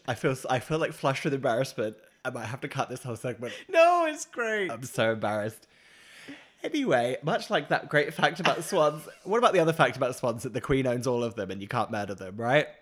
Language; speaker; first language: English; native; English